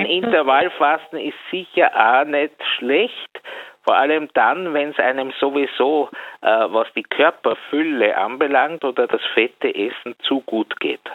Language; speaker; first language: German; native; German